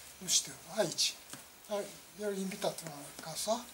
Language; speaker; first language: Romanian; non-native, learner; Japanese